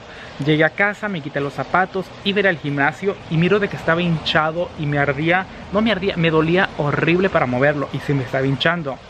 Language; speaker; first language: Spanish; native; Spanish